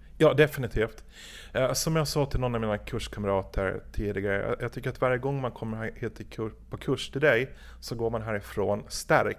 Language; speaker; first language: Swedish; native; Swedish